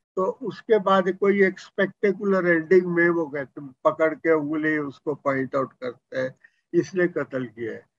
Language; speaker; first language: Hindi; non-native, local second language; Punjabi